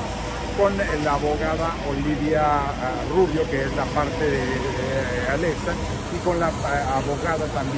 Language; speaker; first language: Spanish; native; Spanish